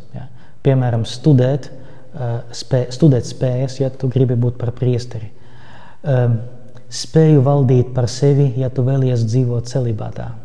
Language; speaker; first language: Latvian; non-native, local second language; Russian